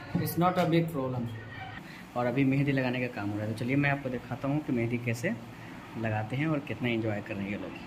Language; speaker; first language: Hindi; native; Hindi